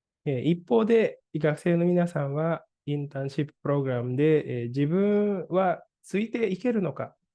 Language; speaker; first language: Japanese; non-native, fluent; Indonesian